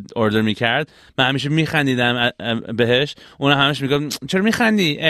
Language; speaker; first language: Persian; early bilingual, heritage; Persian